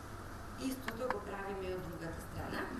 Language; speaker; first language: Macedonian; native; Macedonian